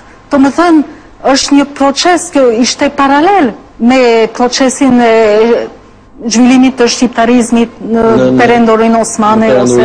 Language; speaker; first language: Albanian; non-native, fluent; French